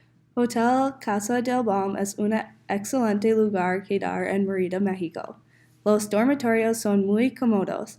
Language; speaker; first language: Spanish; non-native, learner; English